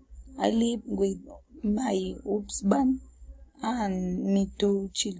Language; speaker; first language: English; non-native, learner; Spanish